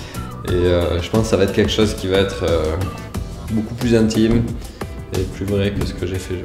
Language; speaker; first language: French; native; French